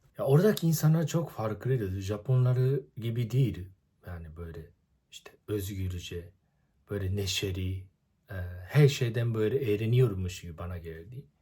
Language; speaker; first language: Turkish; non-native, fluent; Japanese